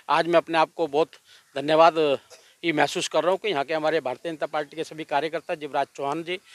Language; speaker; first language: Hindi; native; Hindi